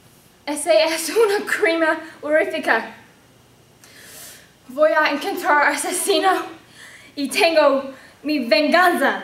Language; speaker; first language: Spanish; non-native, learner; English